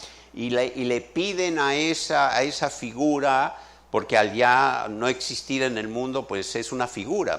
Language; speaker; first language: Spanish; native; Spanish